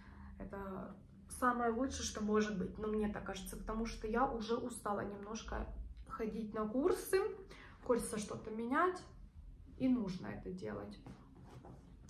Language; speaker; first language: Russian; native; Russian